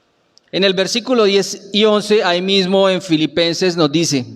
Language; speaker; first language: Spanish; native; Spanish